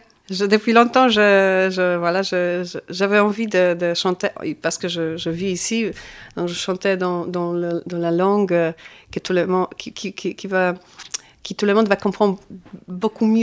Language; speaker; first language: French; non-native, fluent; Polish